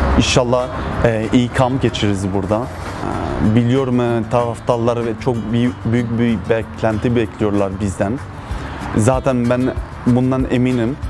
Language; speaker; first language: Turkish; early bilingual, heritage; Turkish